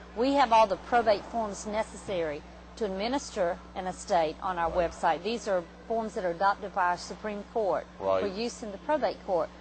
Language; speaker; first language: English; native; English